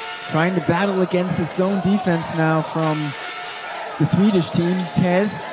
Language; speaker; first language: English; native; English